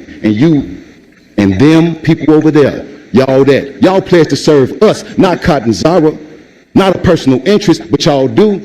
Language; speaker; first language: English; native; English